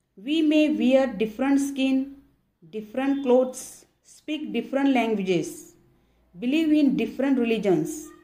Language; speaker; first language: English; non-native, local second language; Marathi